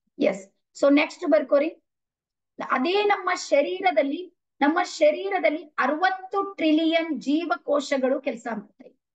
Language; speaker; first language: Kannada; native; Kannada